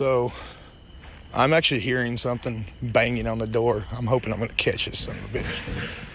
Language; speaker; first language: English; native; English